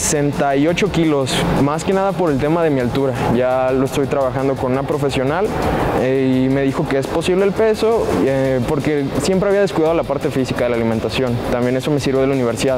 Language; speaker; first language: Spanish; native; Spanish